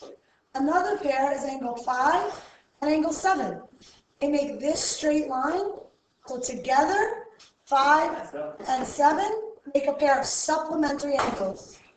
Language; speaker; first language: English; native; English